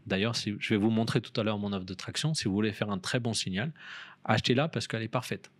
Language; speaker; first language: French; native; French